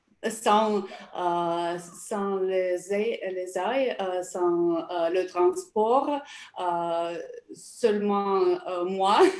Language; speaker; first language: French; non-native, learner; Russian